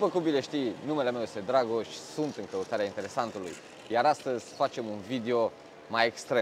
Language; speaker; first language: Romanian; native; Romanian